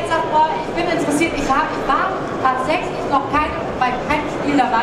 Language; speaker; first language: German; native; German